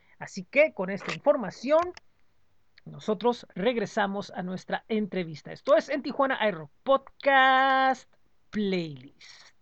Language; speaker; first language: Spanish; native; Spanish